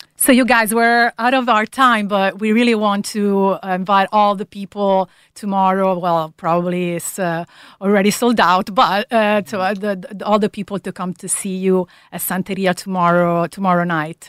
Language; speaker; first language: English; non-native, fluent; Italian